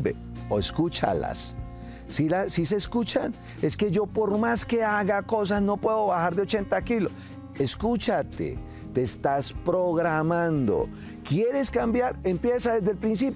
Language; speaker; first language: Spanish; native; Spanish